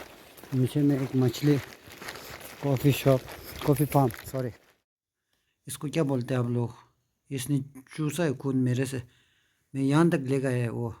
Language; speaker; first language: Hindi; non-native, local second language; Tibetan